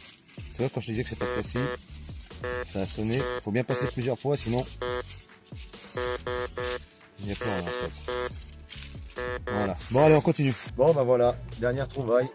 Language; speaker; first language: French; native; French